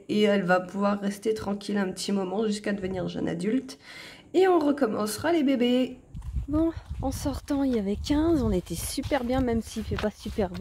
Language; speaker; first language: French; native; French